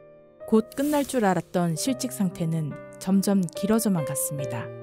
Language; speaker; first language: Korean; native; Korean